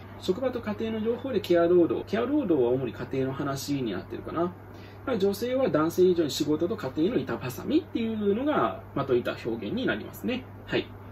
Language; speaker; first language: Japanese; native; Japanese